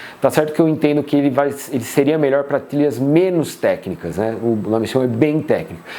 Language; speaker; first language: Portuguese; native; Portuguese